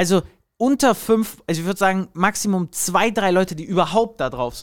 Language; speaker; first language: German; native; German